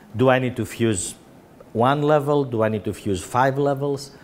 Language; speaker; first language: English; non-native, fluent; Greek